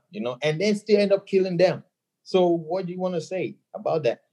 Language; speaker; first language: English; non-native, local second language; Yoruba